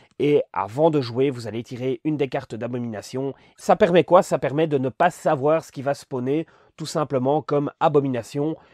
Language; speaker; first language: French; native; French